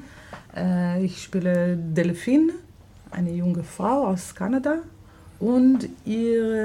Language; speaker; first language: German; non-native, fluent; Hebrew